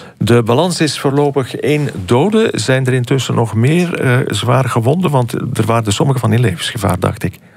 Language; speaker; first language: Dutch; native; Dutch